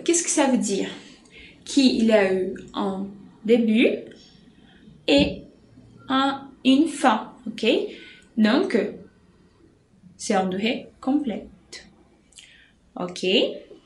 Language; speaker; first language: French; non-native, fluent; Portuguese